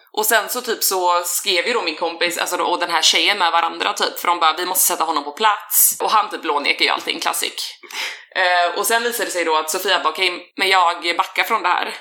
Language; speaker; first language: Swedish; native; Swedish